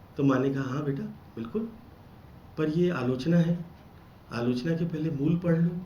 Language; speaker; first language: Hindi; non-native, local second language; Bangla